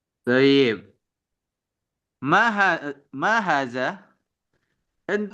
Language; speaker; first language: Arabic; non-native, fluent; Indonesian